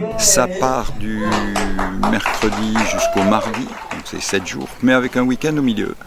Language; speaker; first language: French; native; French